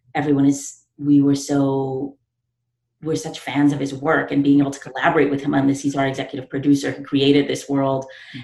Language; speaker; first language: English; native; English